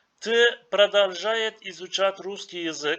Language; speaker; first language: Russian; non-native, learner; Turkish